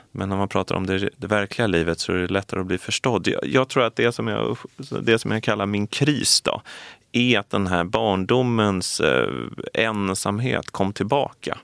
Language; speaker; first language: Swedish; native; Swedish